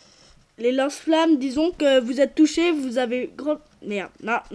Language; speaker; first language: French; native; French